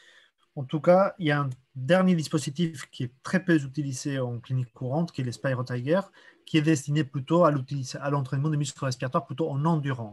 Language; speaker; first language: French; native; French